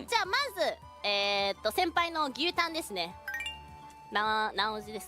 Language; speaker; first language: Japanese; native; Japanese